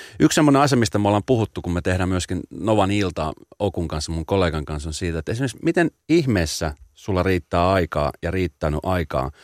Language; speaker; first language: Finnish; native; Finnish